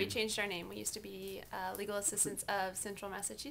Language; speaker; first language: English; native; English